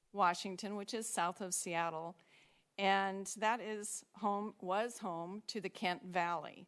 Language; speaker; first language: English; native; English